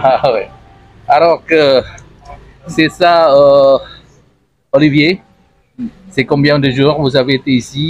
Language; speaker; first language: French; non-native, learner; Indonesian